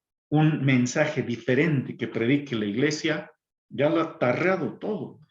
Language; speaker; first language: Spanish; native; Spanish